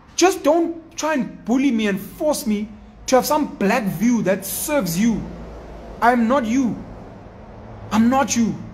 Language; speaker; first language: English; non-native, local second language; Zulu